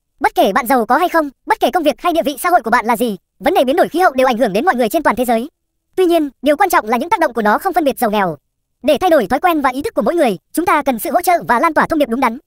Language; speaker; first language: Vietnamese; native; Vietnamese